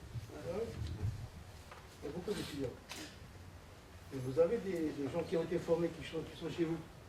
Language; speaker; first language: French; non-native, local second language; Arabic